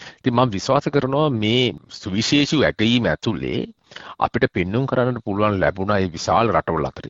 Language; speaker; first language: Sinhala; native; Sinhala